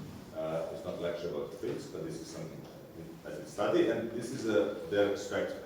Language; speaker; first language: English; non-native, fluent; Serbian